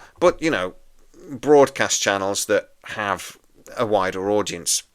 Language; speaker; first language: English; native; English